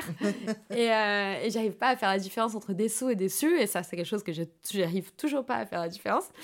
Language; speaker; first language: French; non-native, fluent; Portuguese